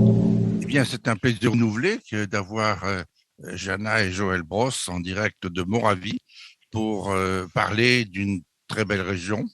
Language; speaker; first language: French; native; French